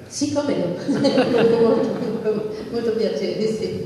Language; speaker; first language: Italian; non-native, fluent; English